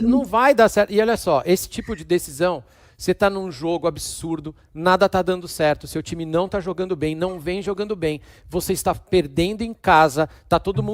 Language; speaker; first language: Portuguese; native; Portuguese